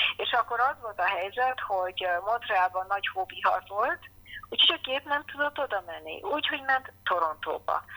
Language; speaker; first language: Hungarian; early bilingual, heritage; Hungarian